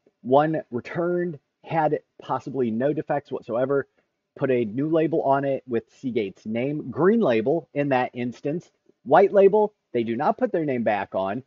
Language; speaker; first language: English; native; English